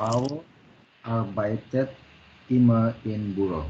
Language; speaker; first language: German; non-native, learner; Indonesian